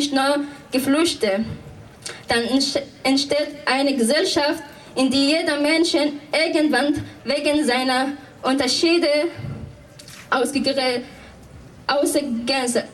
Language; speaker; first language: German; non-native, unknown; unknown